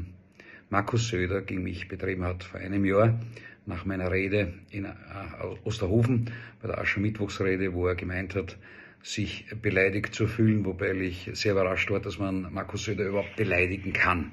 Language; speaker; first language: German; native; German